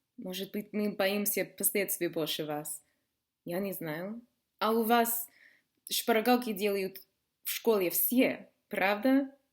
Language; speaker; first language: Russian; non-native, fluent; English